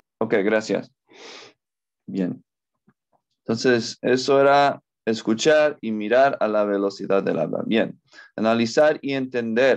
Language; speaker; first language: Spanish; non-native, fluent; English